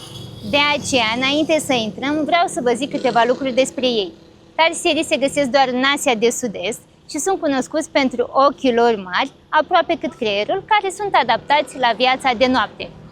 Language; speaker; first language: Romanian; native; Romanian